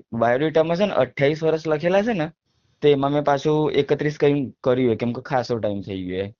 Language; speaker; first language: Gujarati; native; Gujarati